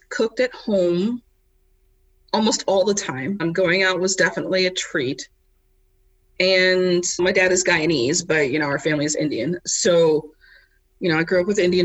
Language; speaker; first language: English; native; English